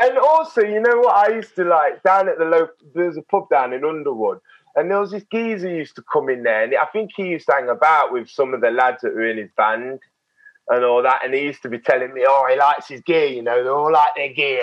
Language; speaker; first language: English; native; English